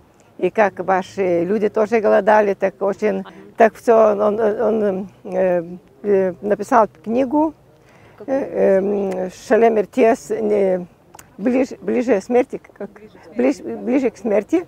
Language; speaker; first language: Russian; non-native, fluent; Lithuanian